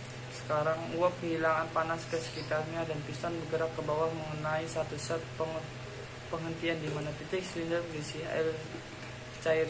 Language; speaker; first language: Indonesian; native; Indonesian